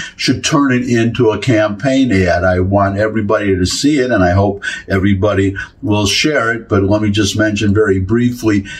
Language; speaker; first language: English; native; English